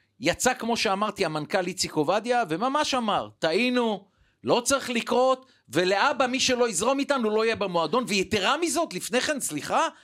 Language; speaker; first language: Hebrew; non-native, local second language; Arabic